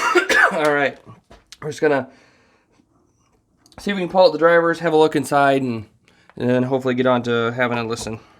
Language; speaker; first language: English; native; English